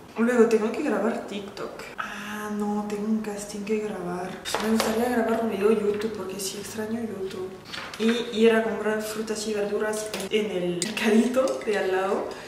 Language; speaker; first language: Spanish; non-native, fluent; French